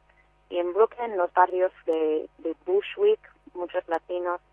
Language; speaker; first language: Spanish; non-native, fluent; English